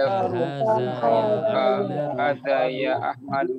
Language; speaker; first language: Arabic; non-native, learner; Indonesian